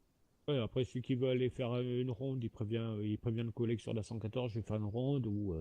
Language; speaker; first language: French; native; French